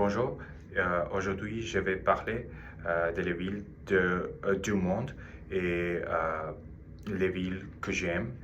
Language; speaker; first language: French; non-native, learner; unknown